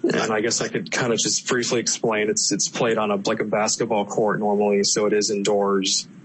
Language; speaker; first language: English; native; English